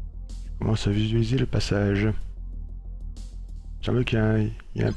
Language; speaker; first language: French; native; French